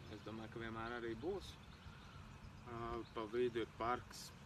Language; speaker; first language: Latvian; native; Latvian